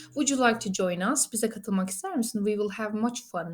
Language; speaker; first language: English; non-native, fluent; Turkish